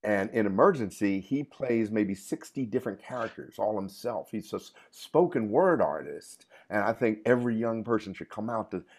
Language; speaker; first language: English; native; English